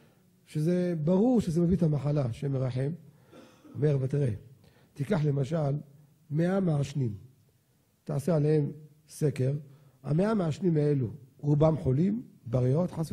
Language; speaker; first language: Hebrew; native; Hebrew